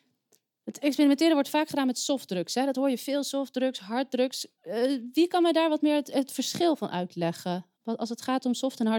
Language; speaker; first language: Dutch; native; Dutch